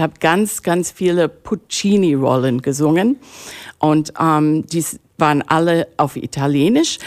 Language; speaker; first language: German; non-native, fluent; English